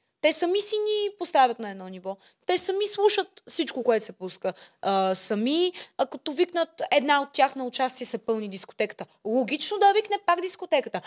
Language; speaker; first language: Bulgarian; native; Bulgarian